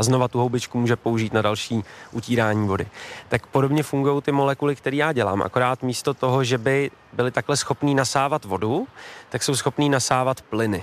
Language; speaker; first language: Czech; native; Czech